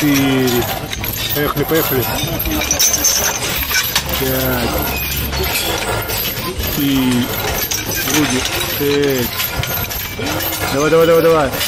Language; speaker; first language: Russian; native; Russian